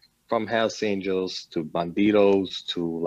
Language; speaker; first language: English; non-native, fluent; Swedish